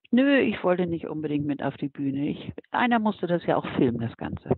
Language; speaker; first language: German; native; German